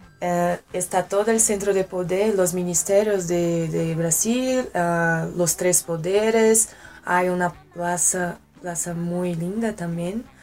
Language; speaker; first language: Spanish; non-native, learner; Portuguese